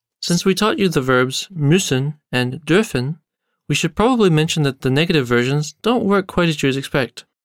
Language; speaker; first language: English; native; English